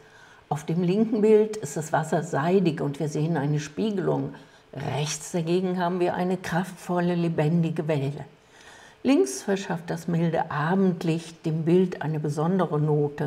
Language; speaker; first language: German; native; German